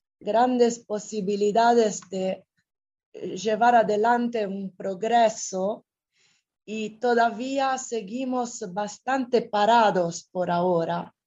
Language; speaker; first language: Spanish; non-native, fluent; Italian